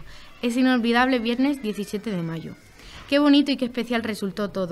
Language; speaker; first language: Spanish; native; Spanish